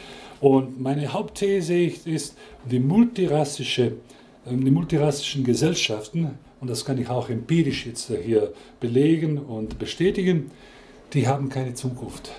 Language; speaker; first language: German; non-native, fluent; Croatian